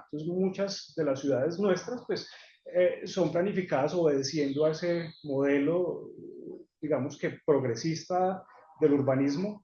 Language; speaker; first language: Spanish; native; Spanish